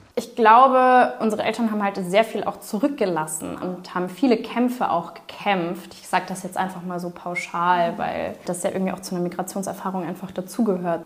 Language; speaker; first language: German; early bilingual, other home language; Bulgarian